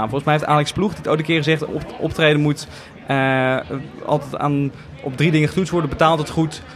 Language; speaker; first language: Dutch; native; Dutch